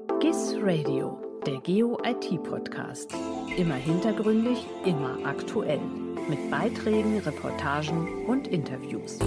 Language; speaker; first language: German; native; German